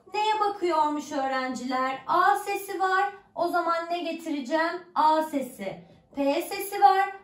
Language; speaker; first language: Turkish; native; Turkish